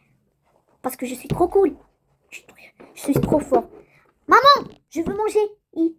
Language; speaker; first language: French; non-native, local second language; Arabic